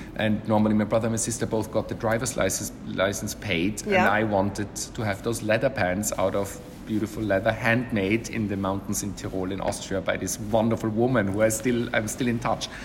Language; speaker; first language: English; non-native, fluent; German